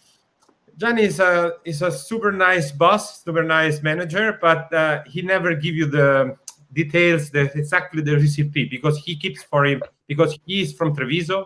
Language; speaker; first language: English; non-native, learner; Italian